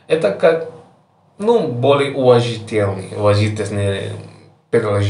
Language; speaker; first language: Russian; non-native, learner; Javanese